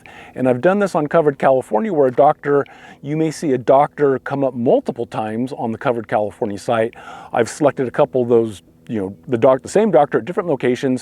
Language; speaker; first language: English; native; English